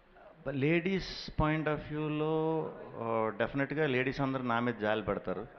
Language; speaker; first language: Telugu; native; Telugu